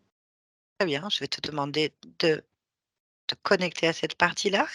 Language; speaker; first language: French; native; French